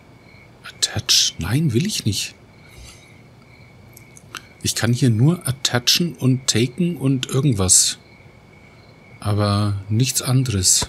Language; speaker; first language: German; native; German